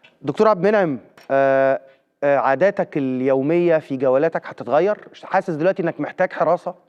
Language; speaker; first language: Arabic; native; Arabic